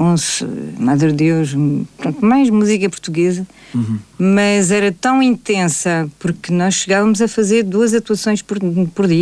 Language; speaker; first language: Portuguese; native; Portuguese